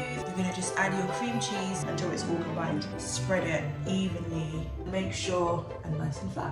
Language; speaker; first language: English; native; English